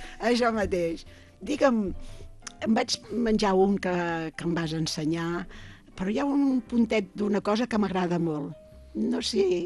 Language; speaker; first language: Catalan; non-native, local second language; Spanish